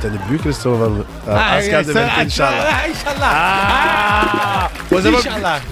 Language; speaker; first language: Turkish; non-native, learner; French